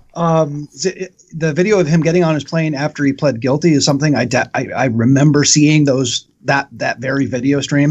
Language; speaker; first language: English; native; English